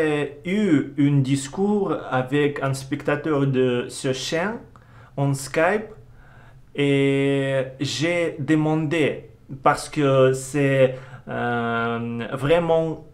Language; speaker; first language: French; non-native, learner; Russian